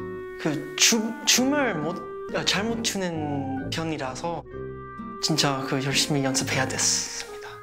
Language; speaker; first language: Korean; non-native, learner; English